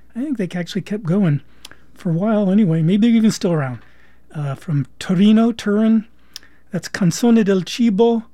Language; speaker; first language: English; native; English